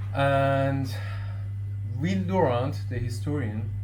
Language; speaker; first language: English; non-native, fluent; Persian